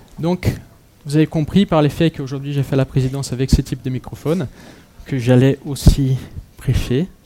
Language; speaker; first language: French; non-native, fluent; Portuguese